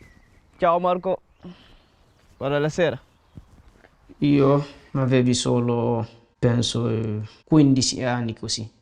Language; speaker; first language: Italian; non-native, learner; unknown